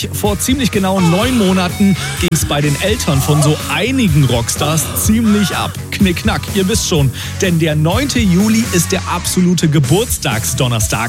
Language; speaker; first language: German; native; German